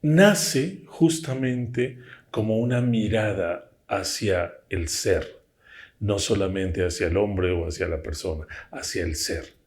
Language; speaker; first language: Spanish; native; Spanish